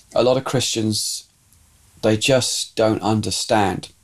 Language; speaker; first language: English; native; English